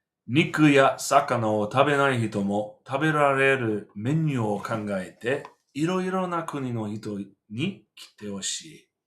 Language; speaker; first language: Japanese; non-native, fluent; English